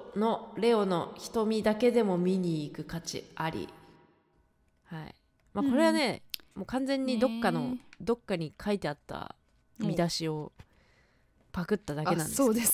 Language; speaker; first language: Japanese; native; Japanese